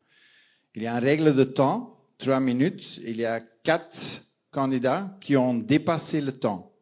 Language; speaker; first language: French; non-native, fluent; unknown